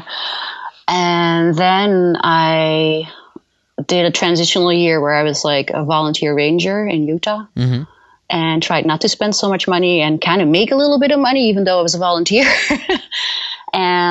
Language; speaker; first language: English; non-native, fluent; Dutch